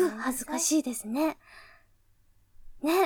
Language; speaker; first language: Japanese; native; Japanese